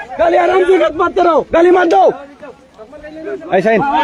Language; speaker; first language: Hindi; non-native, learner; Bangla